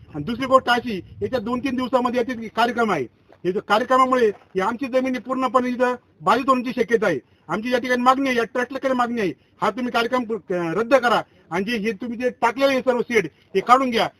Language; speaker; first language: Marathi; native; Marathi